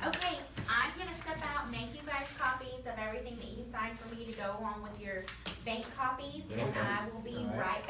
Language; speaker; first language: English; native; English